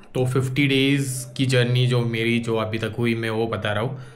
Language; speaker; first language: Hindi; non-native, local second language; Marathi